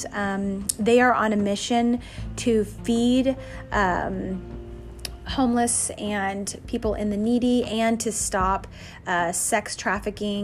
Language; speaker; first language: English; native; English